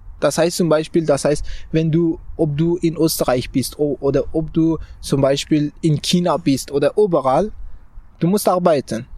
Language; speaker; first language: German; non-native, fluent; Persian